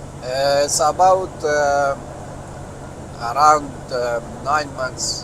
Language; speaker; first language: English; non-native, learner; Persian